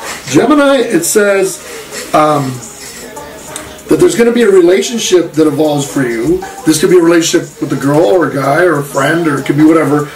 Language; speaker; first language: English; early bilingual, other home language; Spanish